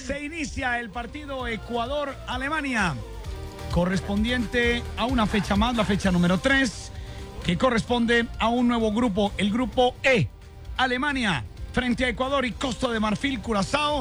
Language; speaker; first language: Spanish; native; Spanish